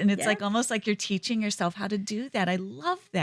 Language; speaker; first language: English; native; English